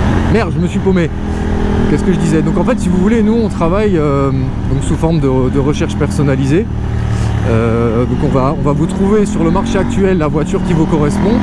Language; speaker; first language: French; native; French